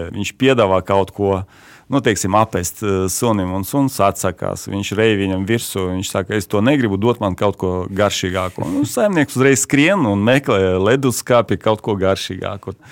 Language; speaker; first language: Latvian; non-native, local second language; Russian